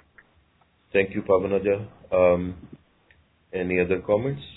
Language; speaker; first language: English; non-native, local second language; Urdu